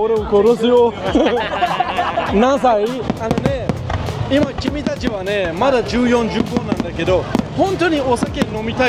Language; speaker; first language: Japanese; non-native, fluent; Persian